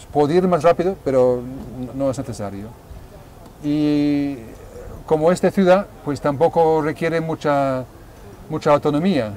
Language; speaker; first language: Spanish; non-native, fluent; English